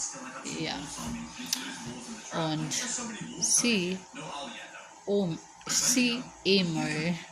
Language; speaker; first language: German; non-native, learner; Filipino